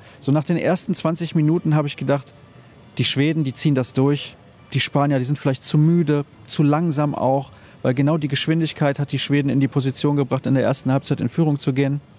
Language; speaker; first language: German; native; German